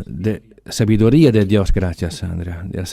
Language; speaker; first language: Spanish; non-native, fluent; Italian